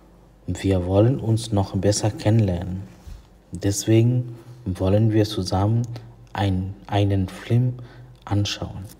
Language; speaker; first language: German; non-native, fluent; Bangla